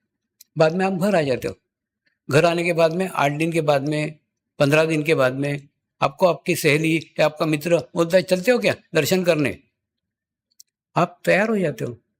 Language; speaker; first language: Hindi; native; Hindi